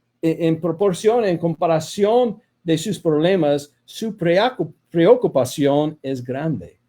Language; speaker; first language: Spanish; non-native, fluent; English